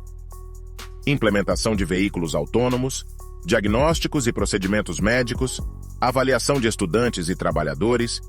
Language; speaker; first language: Portuguese; native; Portuguese